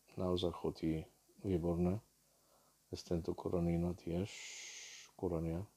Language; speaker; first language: Slovak; non-native, learner; Arabic